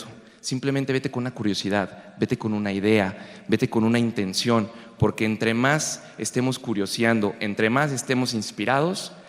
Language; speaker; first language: Spanish; native; Spanish